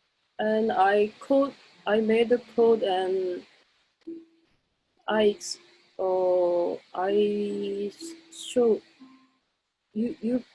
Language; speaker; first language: English; non-native, learner; Korean